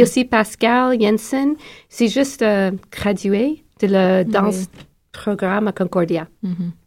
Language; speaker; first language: French; non-native, learner; English